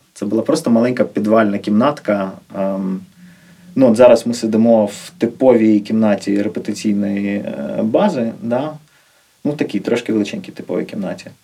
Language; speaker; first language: Ukrainian; non-native, local second language; Russian